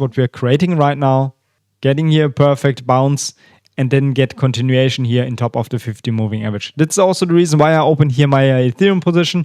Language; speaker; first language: English; non-native, fluent; German